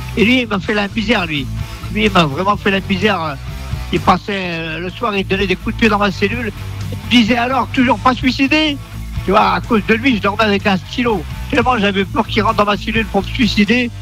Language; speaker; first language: French; native; French